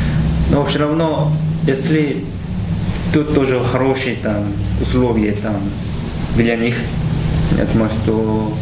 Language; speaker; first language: Russian; non-native, learner; Korean